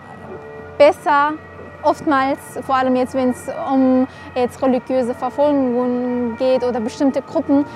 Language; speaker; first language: German; non-native, fluent; Kurdish